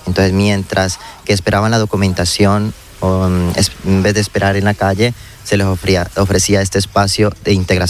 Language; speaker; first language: Spanish; native; Spanish